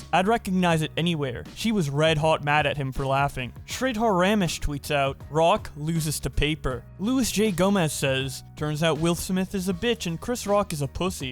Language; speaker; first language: English; native; English